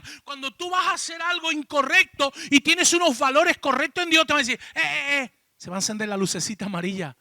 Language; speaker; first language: Spanish; native; Spanish